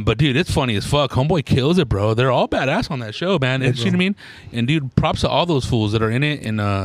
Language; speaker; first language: English; early bilingual, other home language; Spanish